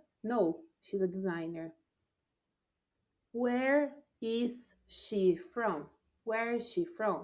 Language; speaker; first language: English; non-native, fluent; Portuguese